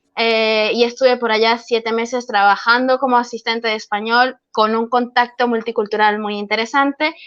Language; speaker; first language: Spanish; native; Spanish